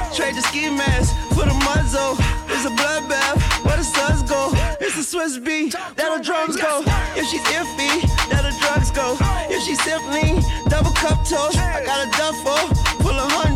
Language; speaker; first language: English; non-native, fluent; Portuguese